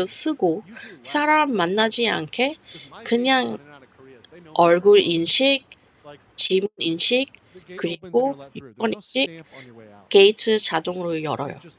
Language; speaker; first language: Korean; non-native, fluent; English